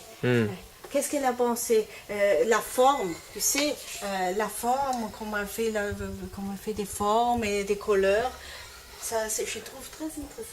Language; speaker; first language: French; non-native, learner; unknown